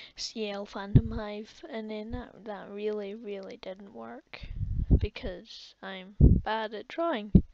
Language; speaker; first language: English; native; English